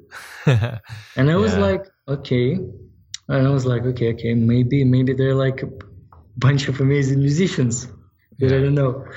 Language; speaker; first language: English; non-native, fluent; Ukrainian